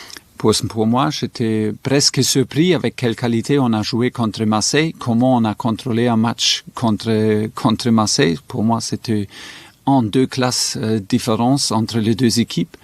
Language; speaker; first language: French; non-native, fluent; German